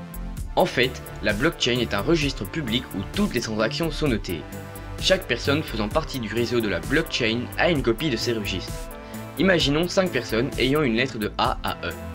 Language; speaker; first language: French; native; French